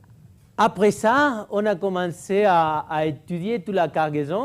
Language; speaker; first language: French; non-native, fluent; Catalan